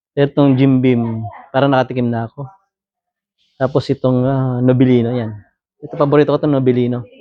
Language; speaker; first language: Filipino; native; Filipino